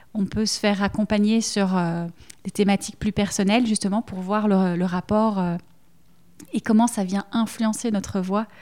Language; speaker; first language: French; native; French